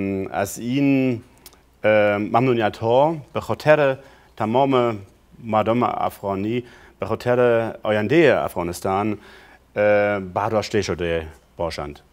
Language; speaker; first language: Persian; non-native, fluent; German